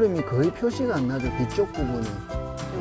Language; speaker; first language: Korean; native; Korean